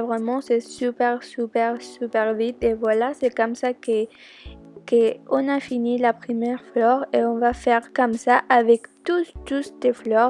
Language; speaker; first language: French; non-native, learner; Spanish